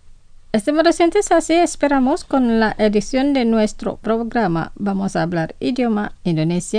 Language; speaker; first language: Spanish; non-native, fluent; Indonesian